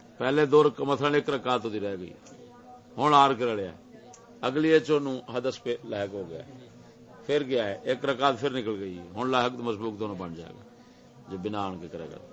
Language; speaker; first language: Urdu; non-native, local second language; Punjabi